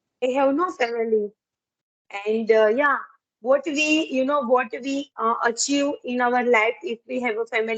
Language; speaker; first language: English; non-native, learner; Gujarati